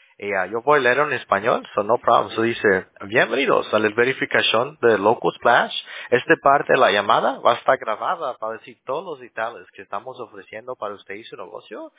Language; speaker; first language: Spanish; early bilingual, heritage; Spanish